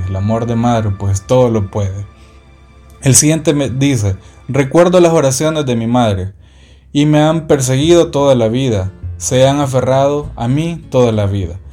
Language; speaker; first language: Spanish; native; Spanish